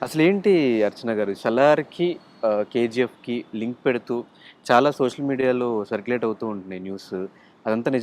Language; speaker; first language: Telugu; native; Telugu